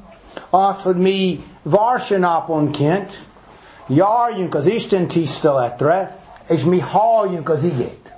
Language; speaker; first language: Hungarian; non-native, fluent; English